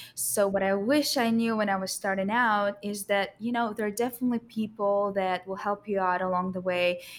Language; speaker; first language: English; non-native, fluent; Russian